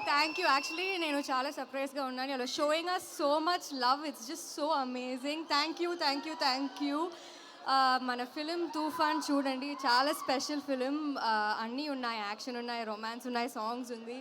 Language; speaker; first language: Telugu; non-native, learner; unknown